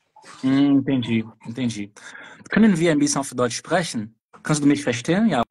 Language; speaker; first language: German; non-native, fluent; Portuguese